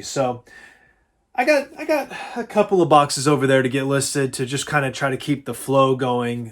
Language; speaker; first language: English; native; English